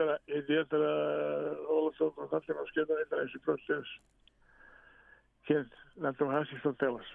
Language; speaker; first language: Greek; non-native, fluent; Bosnian